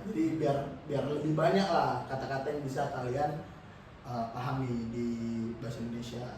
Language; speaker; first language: Indonesian; native; Indonesian